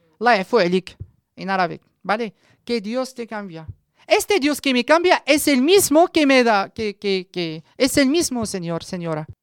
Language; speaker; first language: Spanish; non-native, learner; Arabic